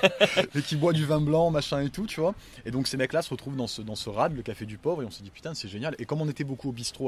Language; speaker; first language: French; native; French